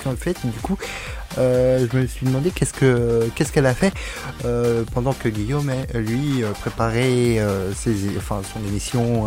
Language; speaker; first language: French; native; French